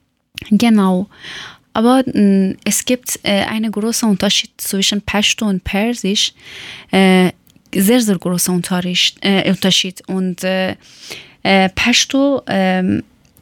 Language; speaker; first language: German; non-native, learner; Persian